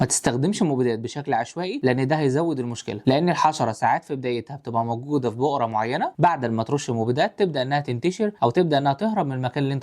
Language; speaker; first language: Arabic; native; Arabic